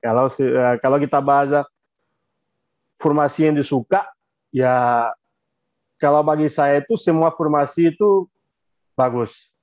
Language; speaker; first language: Indonesian; non-native, fluent; Portuguese